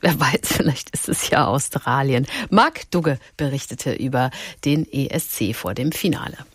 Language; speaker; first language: German; native; German